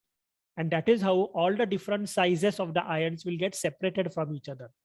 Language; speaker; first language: English; non-native, local second language; Marathi